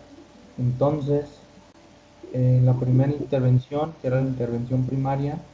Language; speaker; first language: Spanish; native; Spanish